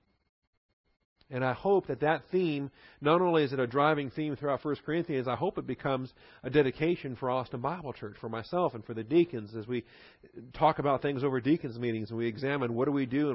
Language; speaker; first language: English; native; English